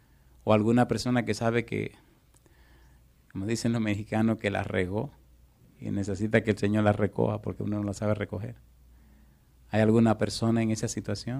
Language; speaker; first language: Spanish; native; Spanish